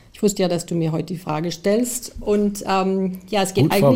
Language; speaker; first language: German; early bilingual, heritage; German